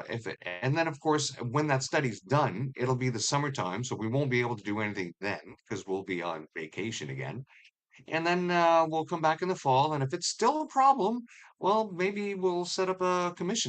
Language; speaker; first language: English; native; English